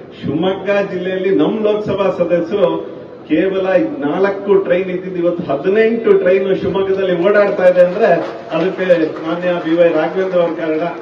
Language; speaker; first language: Kannada; native; Kannada